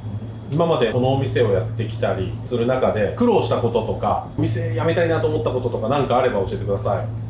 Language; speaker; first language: Japanese; native; Japanese